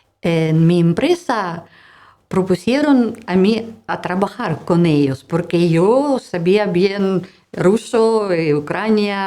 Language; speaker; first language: Spanish; non-native, learner; Russian